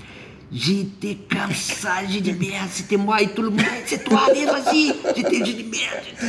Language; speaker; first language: French; non-native, fluent; Portuguese